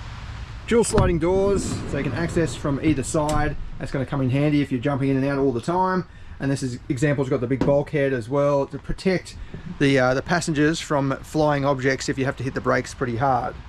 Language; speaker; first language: English; native; English